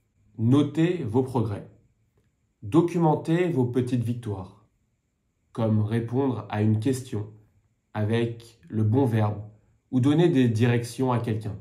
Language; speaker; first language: French; native; French